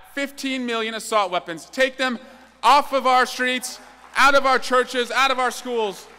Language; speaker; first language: English; native; English